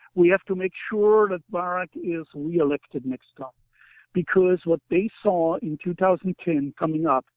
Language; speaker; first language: English; non-native, fluent; German